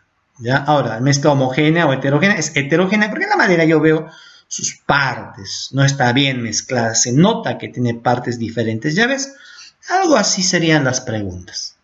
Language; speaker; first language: Spanish; native; Spanish